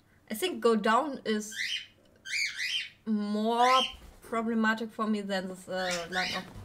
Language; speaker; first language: English; non-native, learner; German